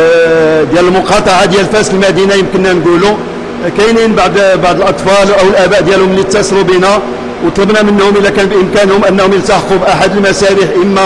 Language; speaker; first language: Arabic; native; Arabic